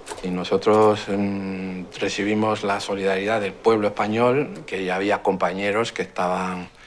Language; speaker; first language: Spanish; non-native, learner; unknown